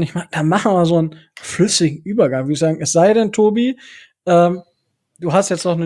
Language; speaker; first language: German; native; German